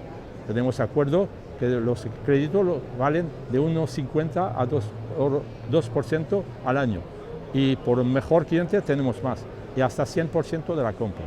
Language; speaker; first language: Spanish; non-native, learner; French